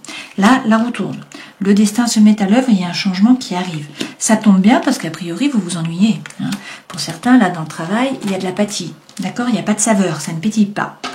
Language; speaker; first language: French; native; French